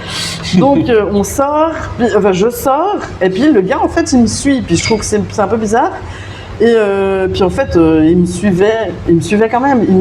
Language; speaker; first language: French; native; French